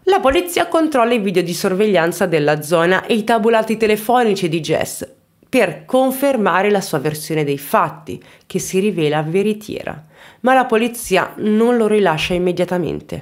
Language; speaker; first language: Italian; native; Italian